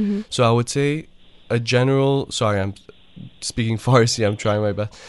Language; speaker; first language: English; early bilingual, other home language; Persian